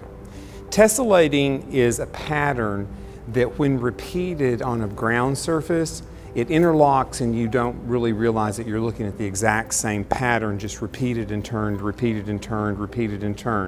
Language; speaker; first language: English; native; English